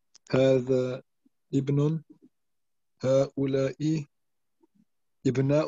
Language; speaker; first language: Arabic; non-native, learner; German